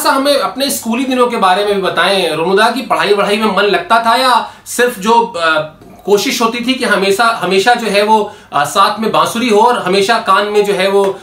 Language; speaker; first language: Hindi; native; Hindi